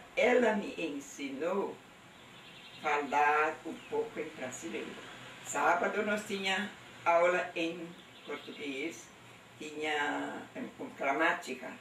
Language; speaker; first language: Portuguese; non-native, local second language; German